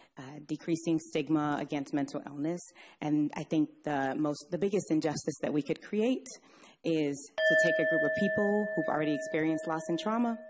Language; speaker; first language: English; native; English